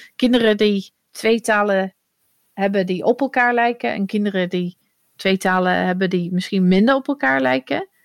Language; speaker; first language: Dutch; non-native, fluent; English